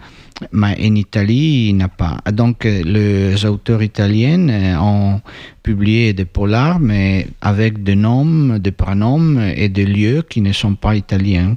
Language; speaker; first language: French; non-native, fluent; Italian